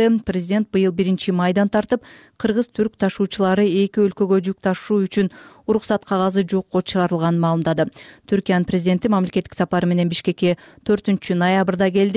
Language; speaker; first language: Kyrgyz; native; Kyrgyz